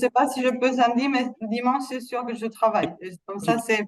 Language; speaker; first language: French; non-native, fluent; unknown